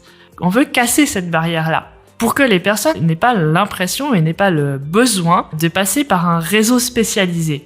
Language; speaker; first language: French; native; French